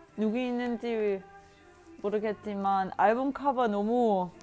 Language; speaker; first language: Korean; non-native, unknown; German